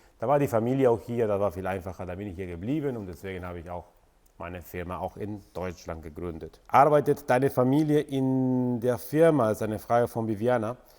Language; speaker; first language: German; non-native, fluent; Spanish